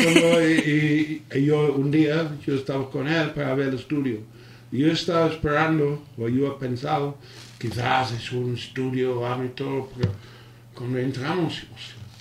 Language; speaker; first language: Spanish; non-native, learner; English